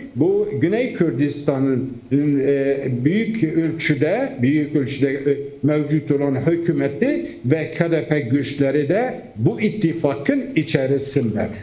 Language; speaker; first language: Turkish; non-native, local second language; Kurdish